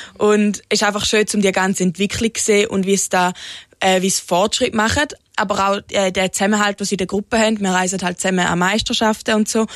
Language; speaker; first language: German; native; German